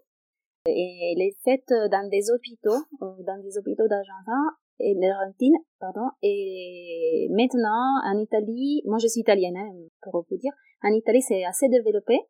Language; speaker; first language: French; non-native, fluent; Italian